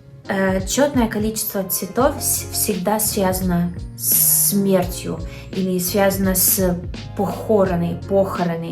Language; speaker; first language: Russian; non-native, learner; English